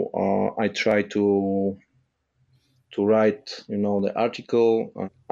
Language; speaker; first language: English; non-native, fluent; Polish